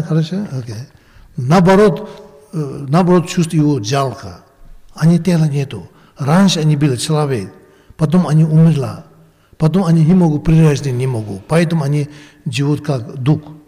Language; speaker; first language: Russian; non-native, learner; Tibetan